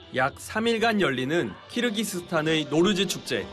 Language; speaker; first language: Korean; native; Korean